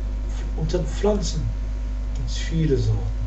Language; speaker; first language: German; non-native, learner; Arabic